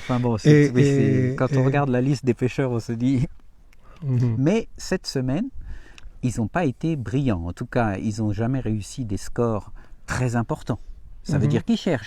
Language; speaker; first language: French; native; French